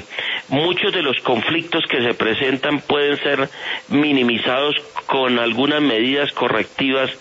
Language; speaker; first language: Spanish; native; Spanish